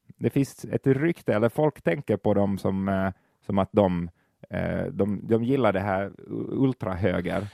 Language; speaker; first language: Swedish; native; Swedish